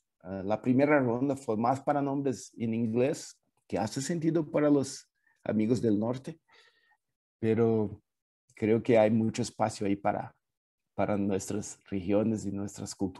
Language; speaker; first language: Spanish; non-native, fluent; Portuguese